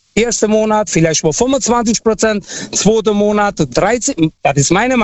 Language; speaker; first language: German; non-native, fluent; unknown